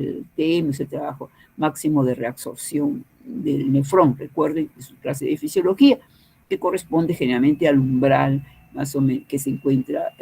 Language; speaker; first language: Spanish; native; Spanish